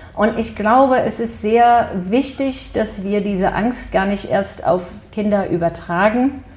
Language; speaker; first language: German; early bilingual, heritage; German